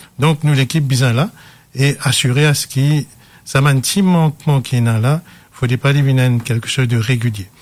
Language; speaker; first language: French; non-native, local second language; Morisyen